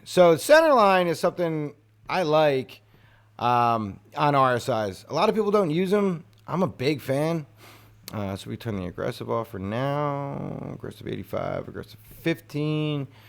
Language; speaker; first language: English; native; English